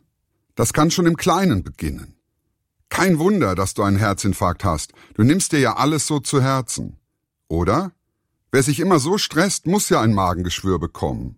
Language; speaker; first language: German; native; German